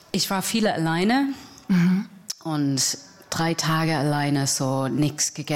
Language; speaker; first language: German; non-native, fluent; English